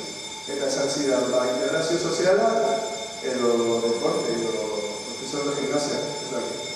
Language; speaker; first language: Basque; non-native, local second language; Spanish